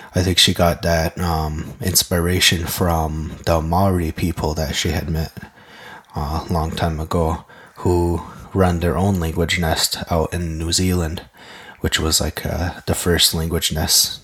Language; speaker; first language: English; non-native, fluent; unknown